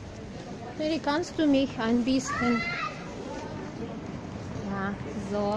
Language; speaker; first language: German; non-native, learner; Russian